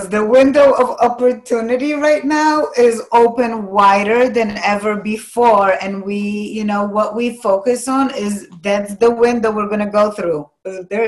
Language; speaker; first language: English; non-native, fluent; Polish